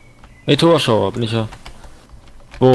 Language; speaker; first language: German; native; German